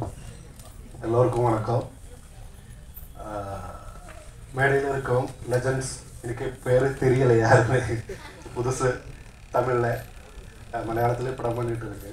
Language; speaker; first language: Tamil; non-native, learner; Malayalam